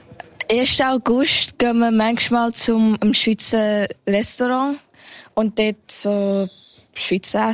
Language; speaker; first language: German; early bilingual, heritage; German